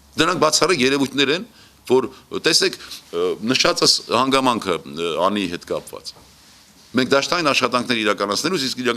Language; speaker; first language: Armenian; native; Armenian